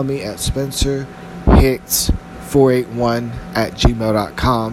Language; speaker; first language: English; native; English